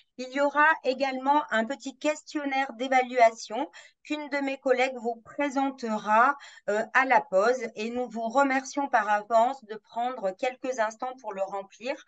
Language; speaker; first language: French; native; French